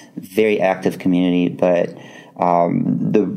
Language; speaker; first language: English; non-native, fluent; Portuguese